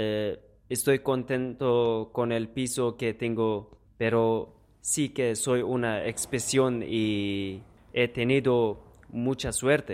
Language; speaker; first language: Spanish; non-native, learner; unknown